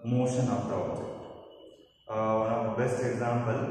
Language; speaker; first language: English; non-native, local second language; Kannada